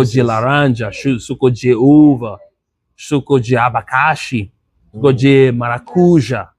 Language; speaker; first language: Portuguese; non-native, learner; English